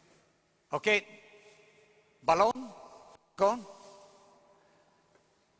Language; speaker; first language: Spanish; non-native, learner; English